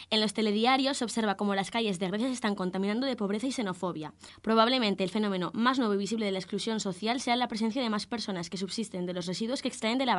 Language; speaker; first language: Spanish; native; Spanish